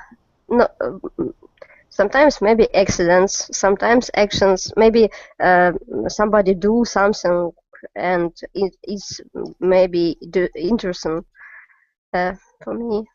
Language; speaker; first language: English; non-native, learner; Russian